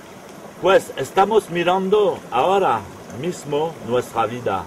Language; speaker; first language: Spanish; non-native, fluent; French